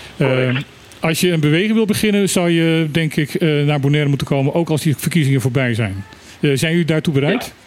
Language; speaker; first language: Dutch; non-native, local second language; Papiamento